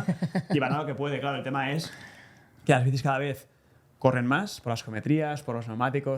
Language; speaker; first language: Spanish; native; Spanish